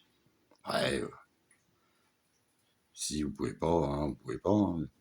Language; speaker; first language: French; native; French